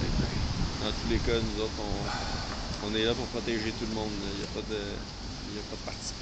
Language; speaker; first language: French; native; French